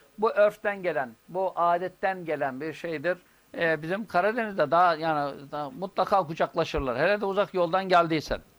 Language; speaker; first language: Turkish; native; Turkish